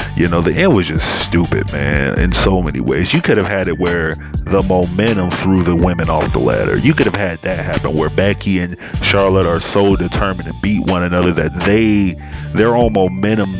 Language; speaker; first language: English; native; English